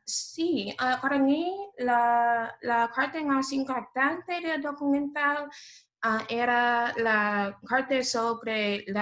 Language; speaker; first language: Spanish; non-native, fluent; English